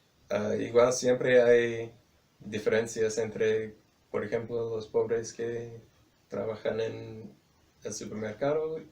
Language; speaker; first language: Spanish; non-native, fluent; English